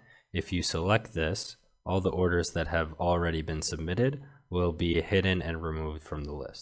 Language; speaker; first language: English; native; English